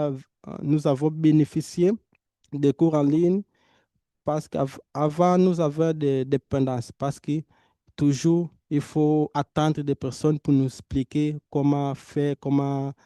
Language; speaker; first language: French; non-native, fluent; Portuguese